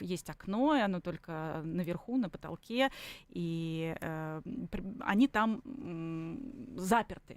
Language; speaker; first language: Russian; native; Russian